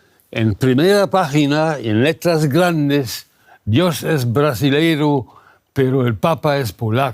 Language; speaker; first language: Spanish; non-native, fluent; German